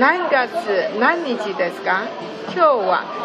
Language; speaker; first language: Japanese; non-native, learner; Chinese